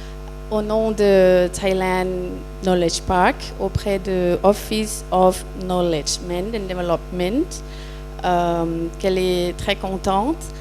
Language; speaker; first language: French; non-native, fluent; Thai